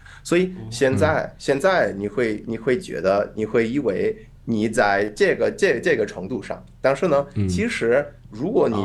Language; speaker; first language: Chinese; non-native, fluent; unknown